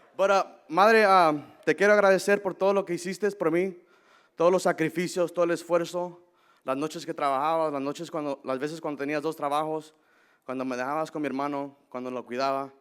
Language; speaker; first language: Spanish; early bilingual, heritage; Spanish